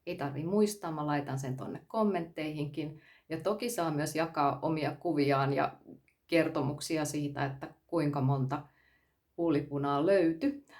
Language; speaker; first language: Finnish; native; Finnish